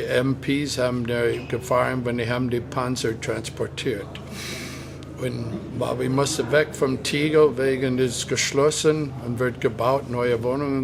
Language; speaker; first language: German; non-native, fluent; English